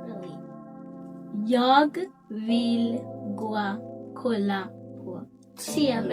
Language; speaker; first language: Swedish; non-native, learner; English